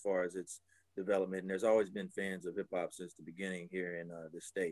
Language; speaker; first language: English; native; English